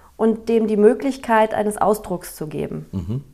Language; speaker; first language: German; native; German